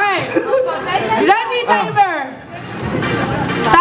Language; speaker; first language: English; non-native, local second language; Filipino